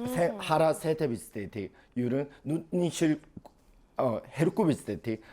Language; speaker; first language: Mongolian; non-native, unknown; Korean